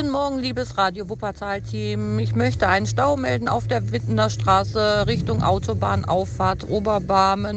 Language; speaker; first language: German; native; German